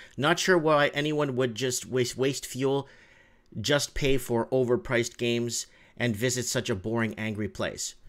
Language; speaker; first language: English; native; English